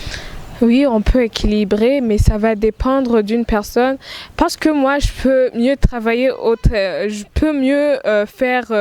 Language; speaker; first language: French; non-native, local second language; Rundi